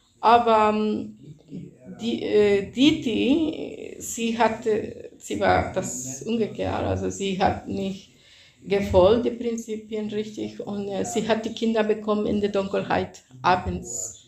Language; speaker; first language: German; non-native, fluent; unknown